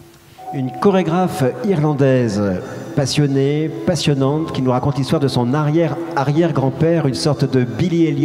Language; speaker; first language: French; native; French